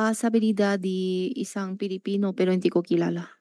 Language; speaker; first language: Filipino; non-native, learner; Chinese